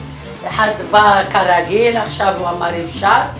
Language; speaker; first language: Hebrew; early bilingual, other home language; Arabic